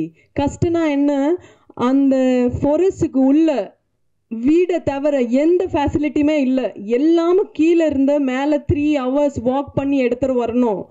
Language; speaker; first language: Tamil; non-native, learner; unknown